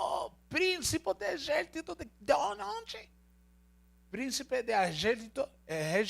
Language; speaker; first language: Portuguese; non-native, learner; Spanish